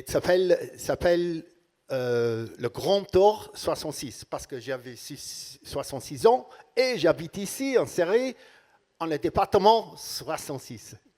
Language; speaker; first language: French; non-native, learner; English